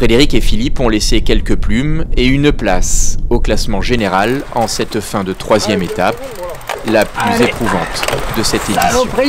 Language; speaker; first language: French; native; French